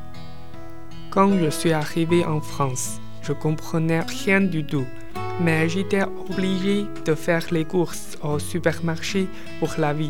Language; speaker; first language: French; non-native, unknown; Chinese